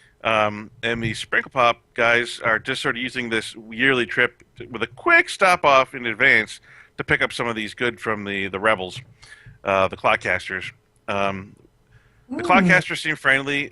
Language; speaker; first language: English; native; English